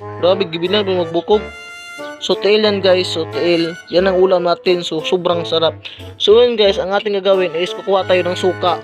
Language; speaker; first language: Filipino; non-native, local second language; Hiligaynon